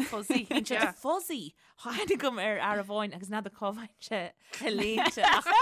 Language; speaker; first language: Irish; native; Irish